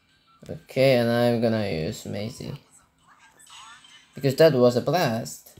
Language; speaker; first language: English; non-native, learner; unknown